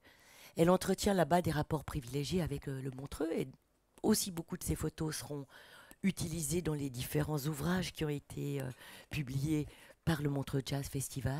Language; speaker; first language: French; native; French